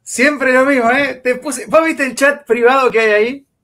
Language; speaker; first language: Spanish; native; Spanish